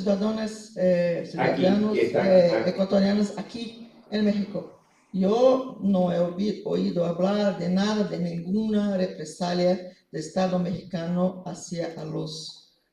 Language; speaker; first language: Spanish; non-native, fluent; Portuguese